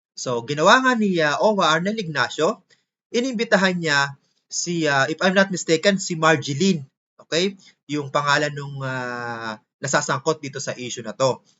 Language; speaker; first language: Filipino; native; Filipino